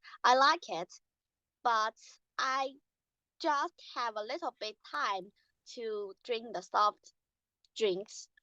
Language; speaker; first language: English; non-native, learner; Chinese